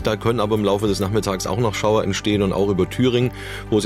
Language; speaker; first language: German; native; German